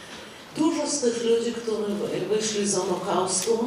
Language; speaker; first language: Polish; non-native, fluent; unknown